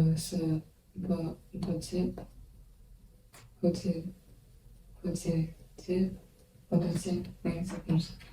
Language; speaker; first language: French; non-native, learner; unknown